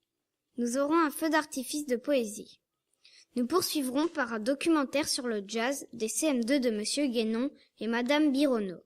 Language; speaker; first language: French; native; French